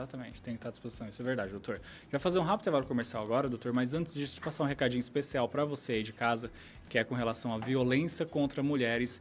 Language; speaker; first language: Portuguese; native; Portuguese